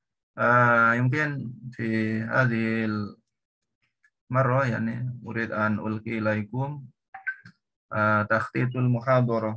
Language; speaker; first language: Arabic; non-native, learner; Indonesian